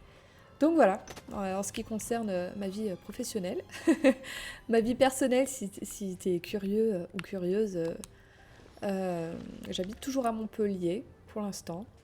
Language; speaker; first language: French; native; French